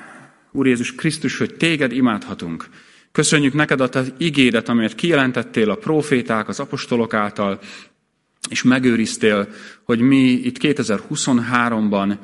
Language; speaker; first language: Hungarian; native; Hungarian